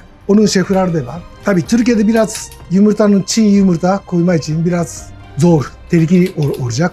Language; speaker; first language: Turkish; non-native, learner; Japanese